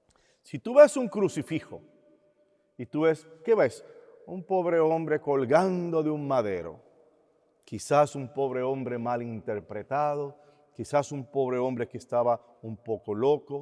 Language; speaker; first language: Spanish; native; Spanish